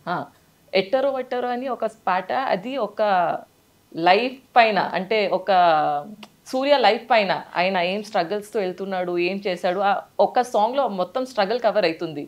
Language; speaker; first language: Telugu; non-native, local second language; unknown